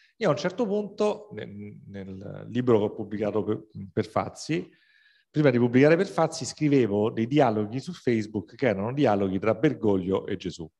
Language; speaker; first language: Italian; native; Italian